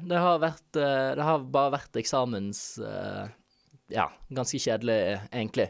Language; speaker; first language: Norwegian; native; Norwegian